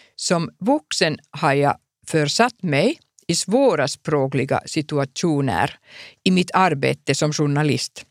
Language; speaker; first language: Swedish; non-native, local second language; Finnish